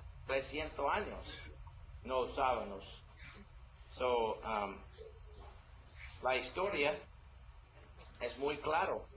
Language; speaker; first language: Spanish; non-native, learner; English